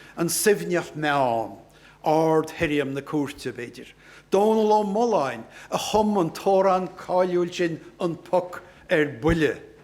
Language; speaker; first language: Irish; native; Irish